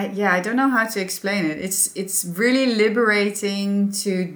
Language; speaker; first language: English; non-native, fluent; Dutch